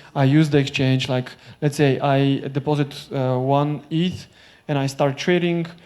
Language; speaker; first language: English; non-native, fluent; Bulgarian